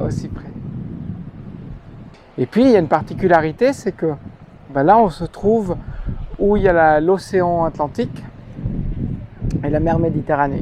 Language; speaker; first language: French; native; French